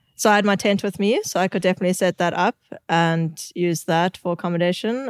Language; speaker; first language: English; native; English